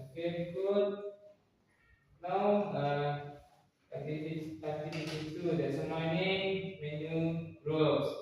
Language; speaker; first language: English; non-native, learner; Indonesian